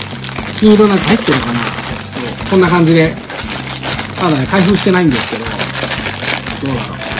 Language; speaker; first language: Japanese; native; Japanese